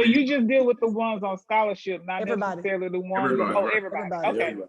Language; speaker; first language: English; native; English